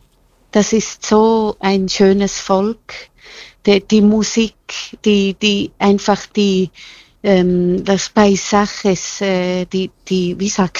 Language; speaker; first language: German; non-native, local second language; Italian